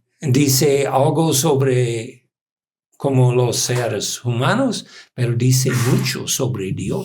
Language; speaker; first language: Spanish; non-native, learner; English